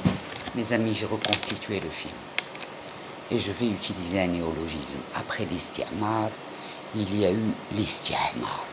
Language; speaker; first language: French; non-native, local second language; Arabic